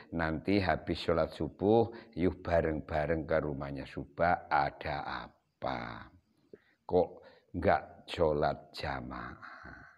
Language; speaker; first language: Indonesian; non-native, local second language; Javanese